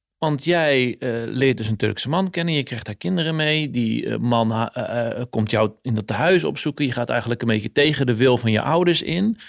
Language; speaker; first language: Dutch; native; Dutch